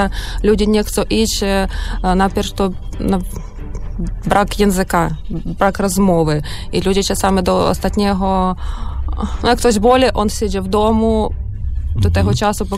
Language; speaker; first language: Polish; non-native, learner; Ukrainian